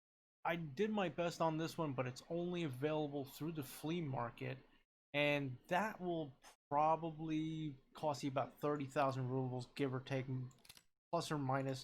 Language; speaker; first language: English; native; English